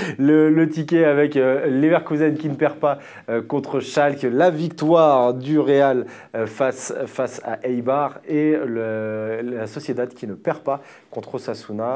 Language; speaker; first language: French; native; French